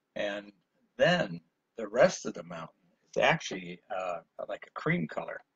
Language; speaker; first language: English; native; English